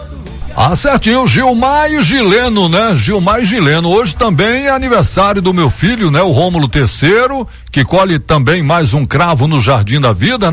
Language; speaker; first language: Portuguese; native; Portuguese